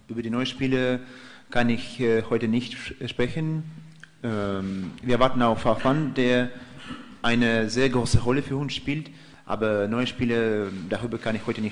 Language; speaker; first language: German; non-native, fluent; Russian